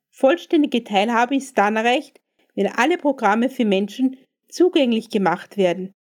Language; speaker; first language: German; native; German